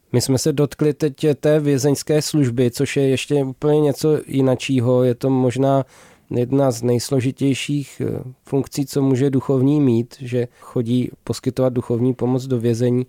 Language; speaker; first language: Czech; native; Czech